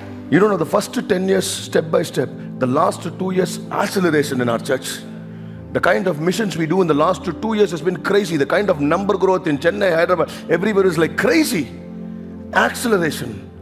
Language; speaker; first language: English; non-native, local second language; Tamil